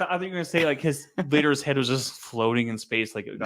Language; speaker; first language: English; native; English